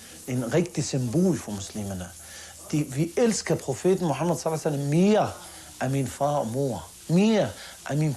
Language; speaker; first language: Danish; non-native, fluent; Arabic